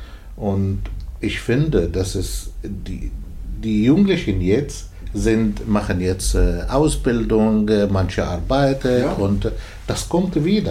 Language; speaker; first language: German; non-native, learner; Arabic